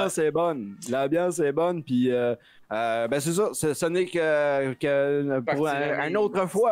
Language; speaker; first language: French; native; French